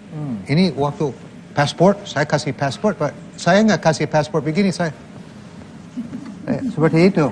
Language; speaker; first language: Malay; non-native, fluent; English